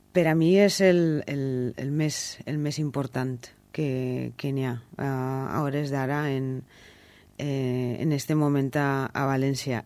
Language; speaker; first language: Catalan; native; Catalan